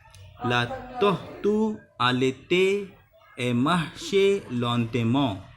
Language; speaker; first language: French; non-native, learner; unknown